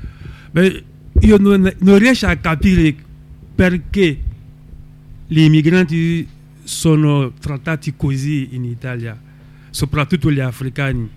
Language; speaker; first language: Italian; non-native, local second language; French